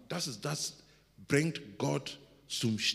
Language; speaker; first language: German; non-native, learner; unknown